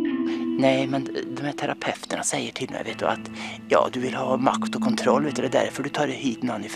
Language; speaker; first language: Swedish; native; Swedish